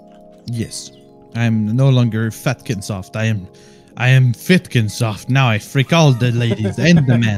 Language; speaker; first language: English; native; English